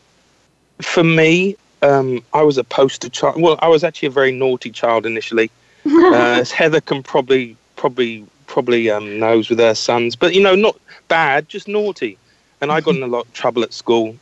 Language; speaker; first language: English; native; English